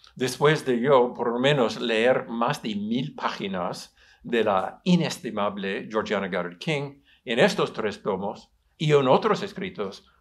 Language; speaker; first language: Spanish; non-native, fluent; English